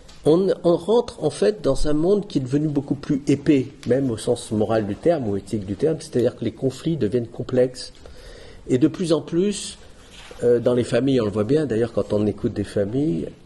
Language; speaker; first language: French; native; French